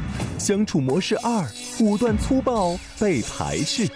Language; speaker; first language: Chinese; native; Chinese